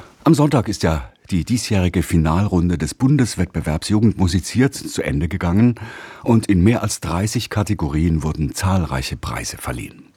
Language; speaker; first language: German; native; German